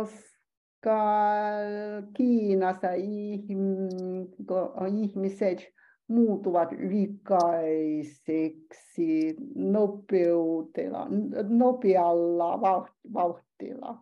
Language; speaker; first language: Finnish; non-native, learner; Chinese